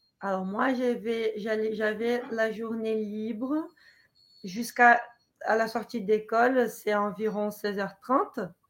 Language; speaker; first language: French; non-native, fluent; Portuguese